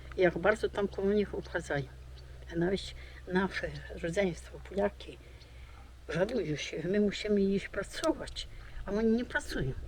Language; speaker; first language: Polish; early bilingual, heritage; Polish